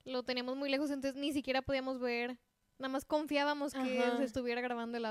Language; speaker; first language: Spanish; native; Spanish